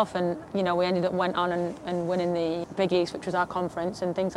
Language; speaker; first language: English; native; English